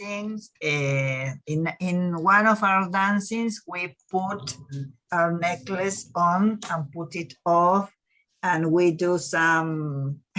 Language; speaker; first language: English; non-native, learner; Spanish